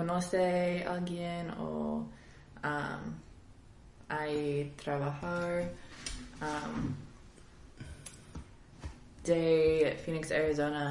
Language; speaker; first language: Spanish; non-native, learner; English